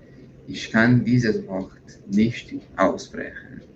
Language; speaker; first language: German; non-native, learner; Portuguese